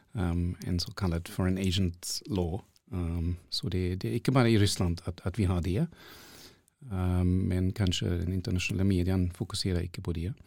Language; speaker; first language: Norwegian; non-native, fluent; German